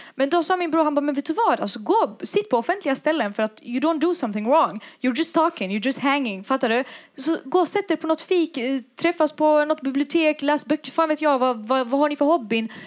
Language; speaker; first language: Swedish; early bilingual, other home language; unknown